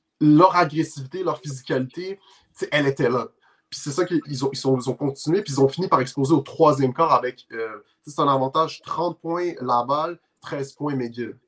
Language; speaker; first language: French; native; French